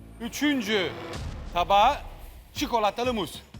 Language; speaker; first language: Turkish; native; Turkish